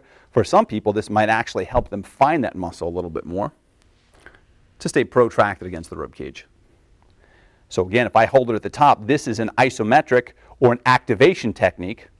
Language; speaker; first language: English; native; English